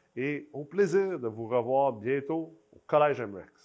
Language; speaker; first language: French; native; French